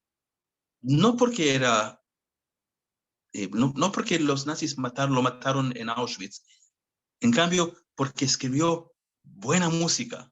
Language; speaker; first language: Spanish; non-native, fluent; Hebrew